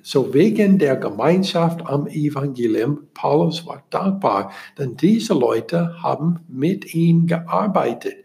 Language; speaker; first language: German; non-native, learner; English